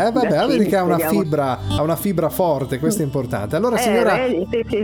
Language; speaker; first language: Italian; native; Italian